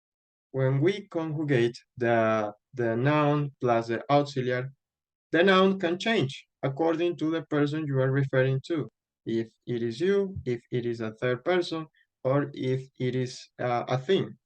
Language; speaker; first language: English; non-native, fluent; Spanish